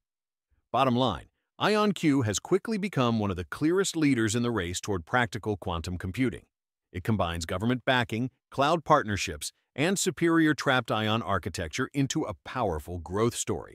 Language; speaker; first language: English; native; English